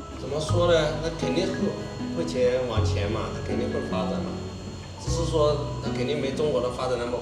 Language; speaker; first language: Chinese; native; Chinese